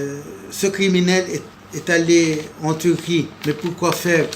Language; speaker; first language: French; non-native, local second language; Arabic